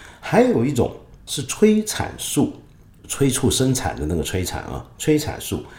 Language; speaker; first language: Chinese; non-native, local second language; Cantonese